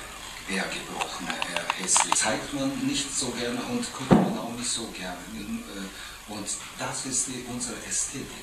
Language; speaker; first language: German; non-native, fluent; Japanese